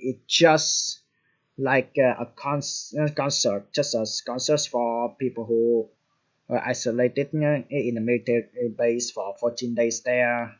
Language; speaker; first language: English; non-native, fluent; Vietnamese